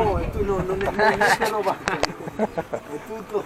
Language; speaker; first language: Italian; non-native, learner; Portuguese